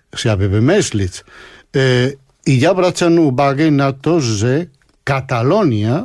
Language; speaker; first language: Polish; non-native, fluent; Spanish